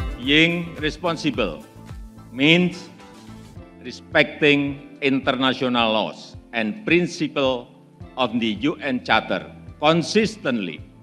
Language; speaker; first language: English; non-native, fluent; Javanese